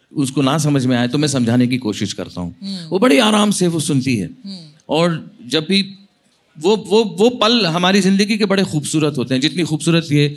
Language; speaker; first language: Hindi; non-native, local second language; Marathi